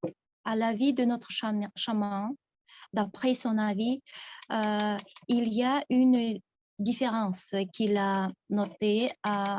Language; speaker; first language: French; non-native, fluent; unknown